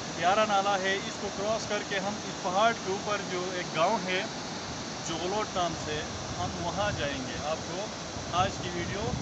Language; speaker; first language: Urdu; non-native, local second language; Shina